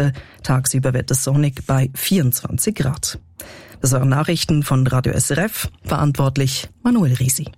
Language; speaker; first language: German; native; German